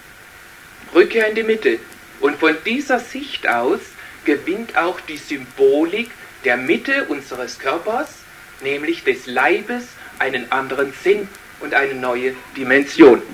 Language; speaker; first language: German; native; German